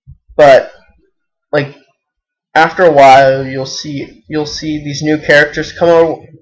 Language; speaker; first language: English; native; English